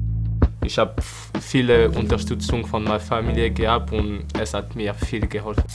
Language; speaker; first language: German; non-native, fluent; French